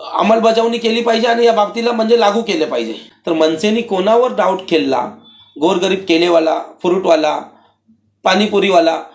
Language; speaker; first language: Marathi; non-native, local second language; Urdu